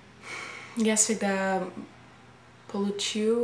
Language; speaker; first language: Russian; non-native, learner; English